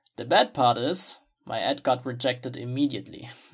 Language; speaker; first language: English; non-native, fluent; German